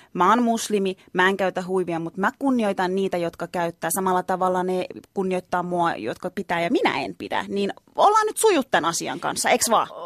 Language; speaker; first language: Finnish; early bilingual, other home language; Turkish